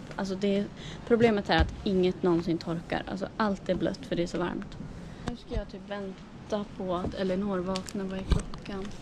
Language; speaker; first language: Swedish; native; Swedish